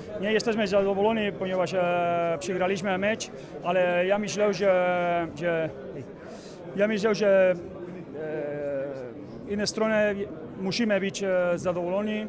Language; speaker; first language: Polish; non-native, learner; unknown